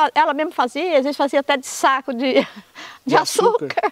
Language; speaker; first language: Portuguese; native; Portuguese